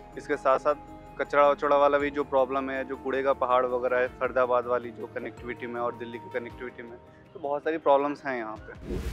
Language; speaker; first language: Hindi; native; Hindi